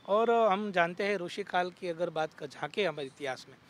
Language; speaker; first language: Hindi; non-native, local second language; Gujarati